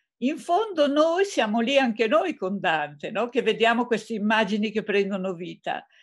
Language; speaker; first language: Italian; native; Italian